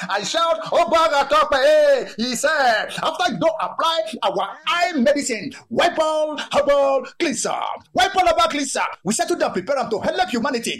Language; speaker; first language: Nigerian Pidgin; non-native, local second language; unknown